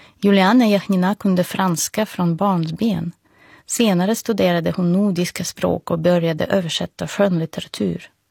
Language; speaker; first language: Swedish; non-native, fluent; Russian